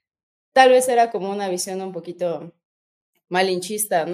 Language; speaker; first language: Spanish; native; Spanish